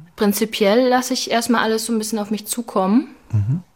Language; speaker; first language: German; native; German